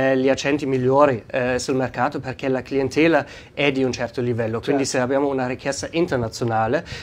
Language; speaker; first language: Italian; non-native, fluent; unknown